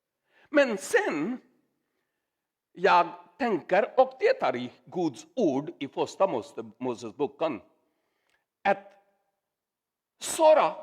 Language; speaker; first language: Swedish; non-native, learner; Urdu